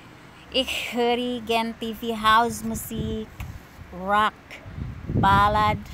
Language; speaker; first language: German; non-native, learner; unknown